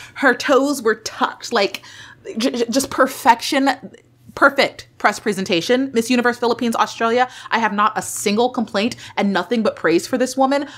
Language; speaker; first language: English; native; English